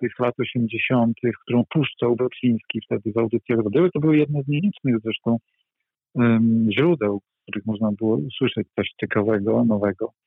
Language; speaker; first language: Polish; native; Polish